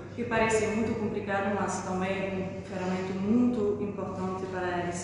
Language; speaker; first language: Portuguese; non-native, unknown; French